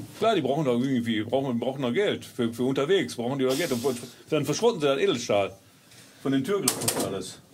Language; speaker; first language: German; native; German